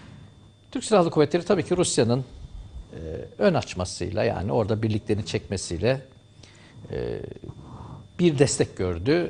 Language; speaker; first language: Turkish; native; Turkish